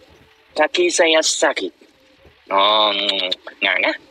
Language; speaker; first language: Indonesian; non-native, learner; Vietnamese